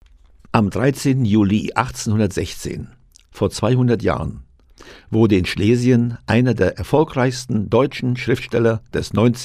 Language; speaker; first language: German; native; German